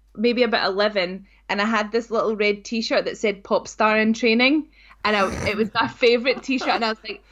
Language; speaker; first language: English; native; English